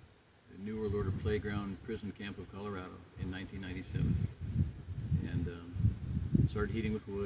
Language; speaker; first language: English; native; English